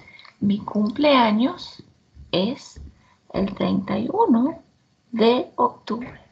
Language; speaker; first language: Spanish; non-native, learner; English